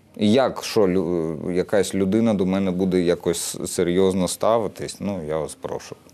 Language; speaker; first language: Ukrainian; non-native, local second language; Russian